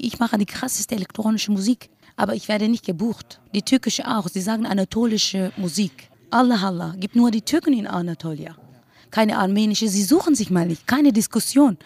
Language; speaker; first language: German; non-native, fluent; Kurdish